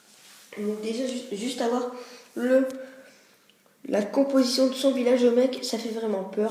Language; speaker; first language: French; native; French